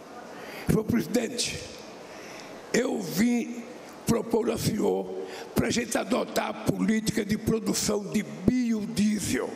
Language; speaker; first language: Portuguese; native; Portuguese